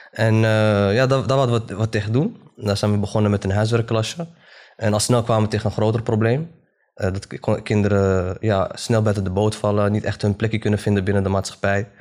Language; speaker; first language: Dutch; early bilingual, other home language; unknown